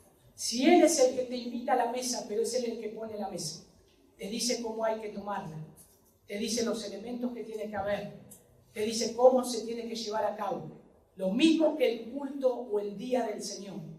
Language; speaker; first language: Spanish; native; Spanish